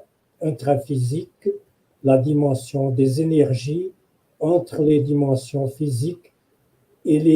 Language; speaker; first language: French; non-native, fluent; Portuguese